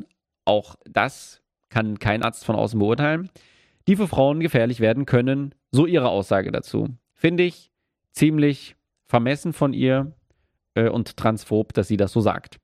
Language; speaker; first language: German; native; German